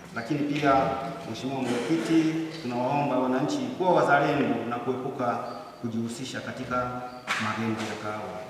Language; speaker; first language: Swahili; native; Swahili